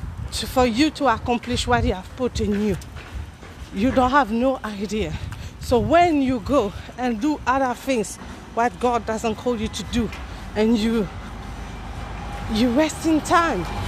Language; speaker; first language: English; non-native, fluent; Haitian Creole